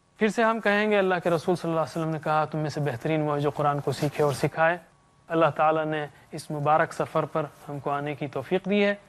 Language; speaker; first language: Urdu; native; Urdu